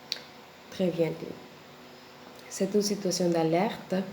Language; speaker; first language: French; non-native, learner; Spanish